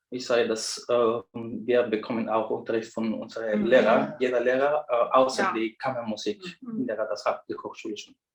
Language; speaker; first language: German; non-native, fluent; Spanish